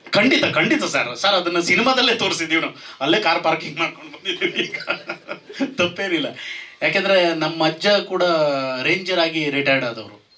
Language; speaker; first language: Kannada; native; Kannada